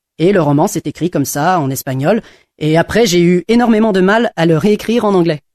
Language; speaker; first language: French; non-native, fluent; English